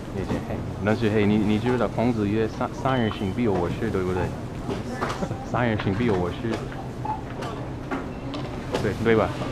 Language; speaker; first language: Chinese; non-native, fluent; English